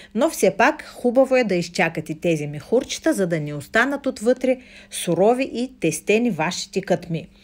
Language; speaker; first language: Bulgarian; non-native, fluent; Russian